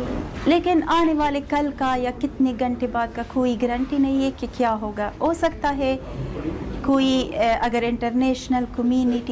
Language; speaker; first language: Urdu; non-native, fluent; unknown